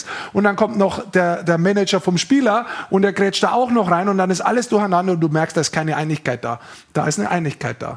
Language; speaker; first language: German; native; German